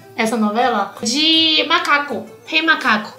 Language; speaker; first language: Portuguese; non-native, fluent; Chinese